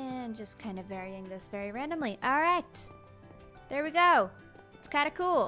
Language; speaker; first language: English; native; English